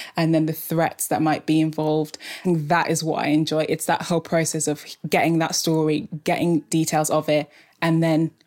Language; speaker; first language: English; native; English